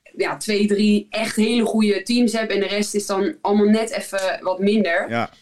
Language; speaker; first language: Dutch; native; Dutch